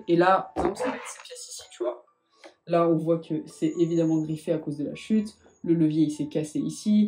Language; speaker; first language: French; native; French